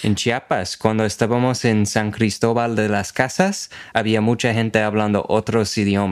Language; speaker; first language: Spanish; non-native, fluent; English